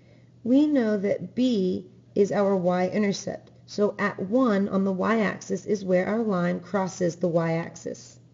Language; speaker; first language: English; native; English